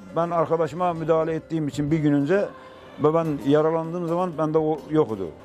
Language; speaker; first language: Turkish; native; Turkish